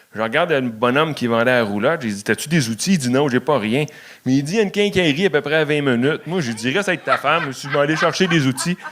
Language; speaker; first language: French; native; French